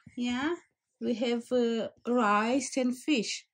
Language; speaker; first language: English; non-native, learner; Romanian